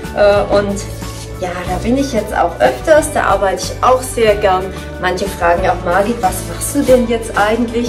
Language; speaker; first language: German; native; German